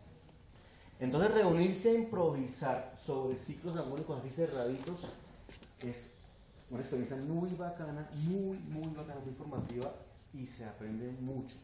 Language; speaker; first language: Spanish; native; Spanish